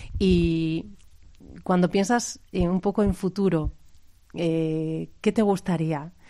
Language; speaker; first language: Spanish; native; Spanish